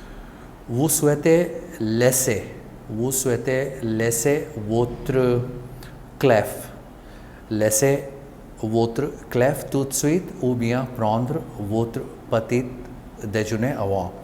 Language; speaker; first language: French; non-native, learner; Hindi